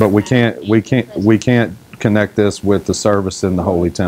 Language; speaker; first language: English; native; English